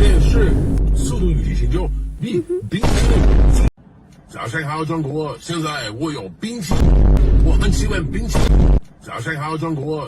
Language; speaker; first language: Chinese; non-native, learner; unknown